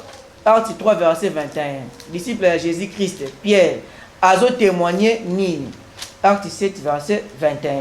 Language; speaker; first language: French; non-native, local second language; Lingala